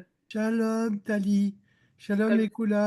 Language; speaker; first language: Hebrew; non-native, learner; French